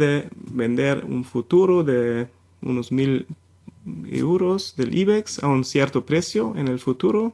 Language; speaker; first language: Spanish; non-native, fluent; German